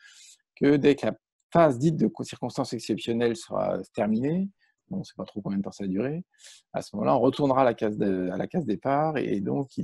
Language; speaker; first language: French; native; French